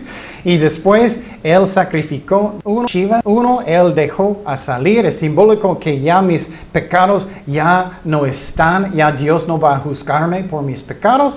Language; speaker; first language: Spanish; non-native, fluent; English